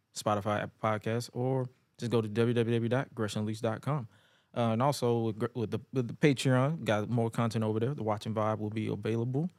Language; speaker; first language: English; native; English